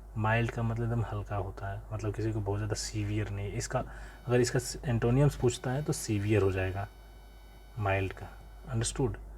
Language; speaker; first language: Hindi; native; Hindi